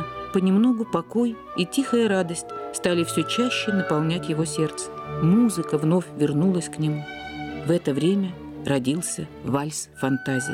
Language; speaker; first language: Russian; native; Russian